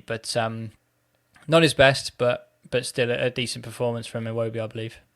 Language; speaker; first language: English; native; English